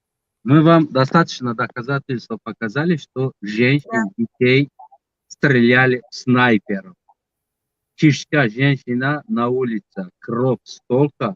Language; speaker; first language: Russian; non-native, local second language; Tajik